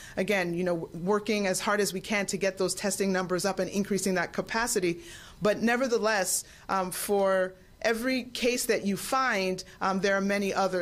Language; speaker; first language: English; native; English